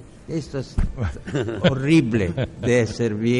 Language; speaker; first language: Spanish; non-native, learner; Arabic